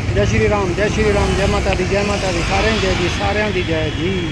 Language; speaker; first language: Hindi; native; Hindi